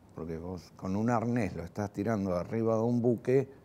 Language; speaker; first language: Spanish; native; Spanish